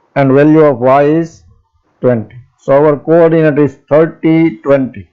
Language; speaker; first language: English; non-native, local second language; Gujarati